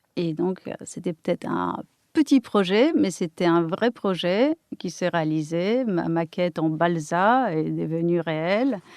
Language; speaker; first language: French; non-native, fluent; Polish